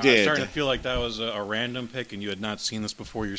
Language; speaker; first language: English; native; English